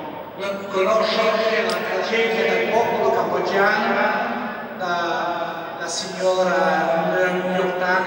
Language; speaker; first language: Italian; non-native, fluent; French